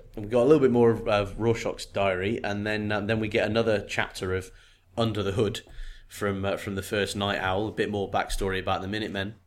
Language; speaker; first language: English; native; English